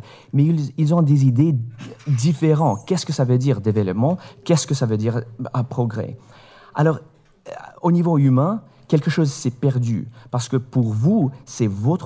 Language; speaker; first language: French; non-native, fluent; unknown